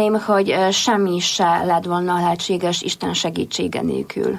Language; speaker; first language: Hungarian; non-native, fluent; Polish